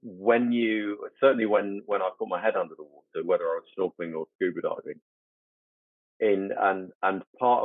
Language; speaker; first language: English; native; English